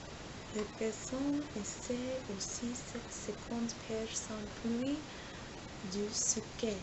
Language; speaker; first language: French; non-native, learner; English